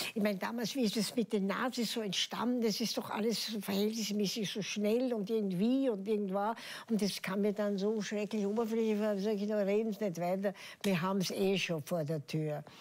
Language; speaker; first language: German; native; German